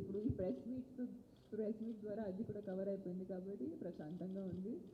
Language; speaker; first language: Telugu; non-native, fluent; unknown